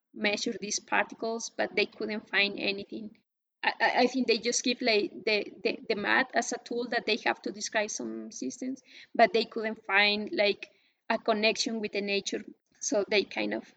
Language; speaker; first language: English; non-native, fluent; Spanish